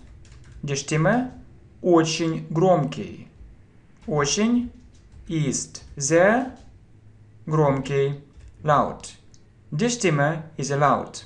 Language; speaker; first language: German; non-native, fluent; Russian